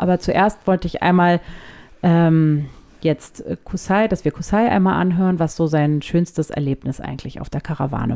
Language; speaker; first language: German; native; German